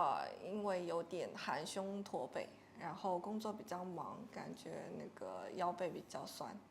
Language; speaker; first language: Chinese; native; Chinese